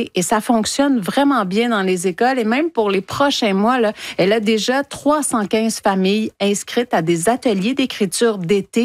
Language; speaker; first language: French; native; French